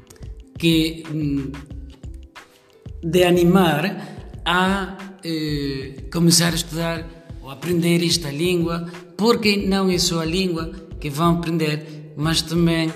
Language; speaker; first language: Portuguese; non-native, fluent; Spanish